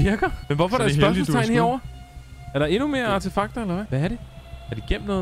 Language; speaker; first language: Danish; native; Danish